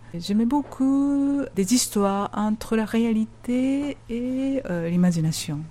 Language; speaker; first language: French; non-native, fluent; Japanese